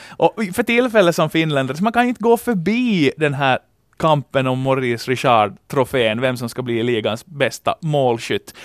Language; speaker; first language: Swedish; native; Swedish